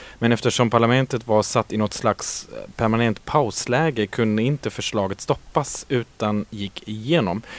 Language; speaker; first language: Swedish; native; Swedish